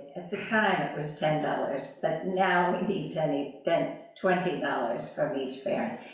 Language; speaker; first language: English; native; English